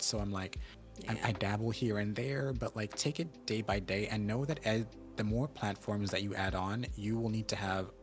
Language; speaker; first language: English; native; English